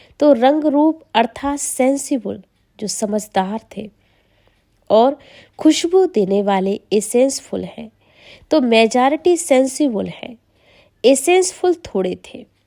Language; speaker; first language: Hindi; native; Hindi